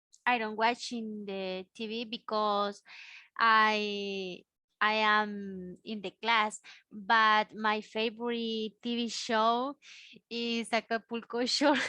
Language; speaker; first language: English; non-native, learner; Spanish